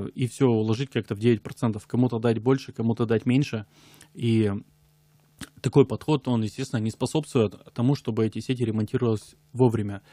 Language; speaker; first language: Russian; native; Russian